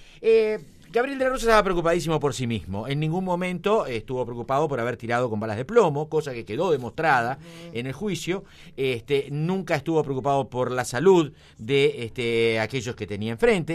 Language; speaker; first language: Spanish; native; Spanish